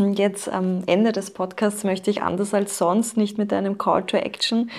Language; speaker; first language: German; native; German